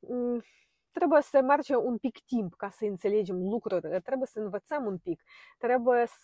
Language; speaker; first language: Romanian; non-native, fluent; Ukrainian